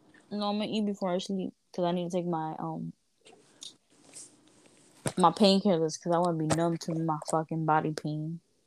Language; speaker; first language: English; early bilingual, other home language; Spanish